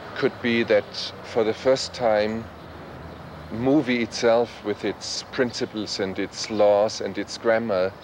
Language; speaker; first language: English; non-native, fluent; German